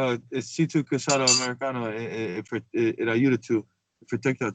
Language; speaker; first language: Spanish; non-native, learner; English